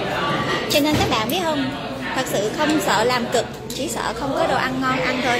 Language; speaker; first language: Vietnamese; early bilingual, heritage; Vietnamese